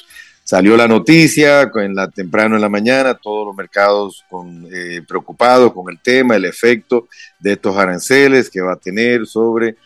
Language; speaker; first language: Spanish; native; Spanish